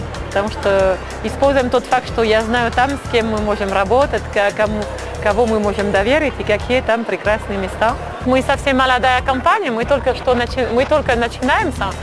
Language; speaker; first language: Russian; non-native, fluent; French